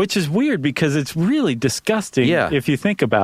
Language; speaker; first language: English; native; English